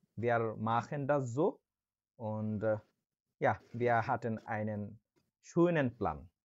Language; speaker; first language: German; non-native, learner; Bangla